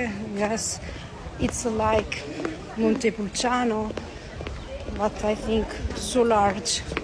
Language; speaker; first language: English; non-native, learner; Italian